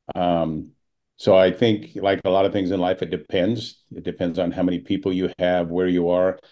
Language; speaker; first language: English; native; English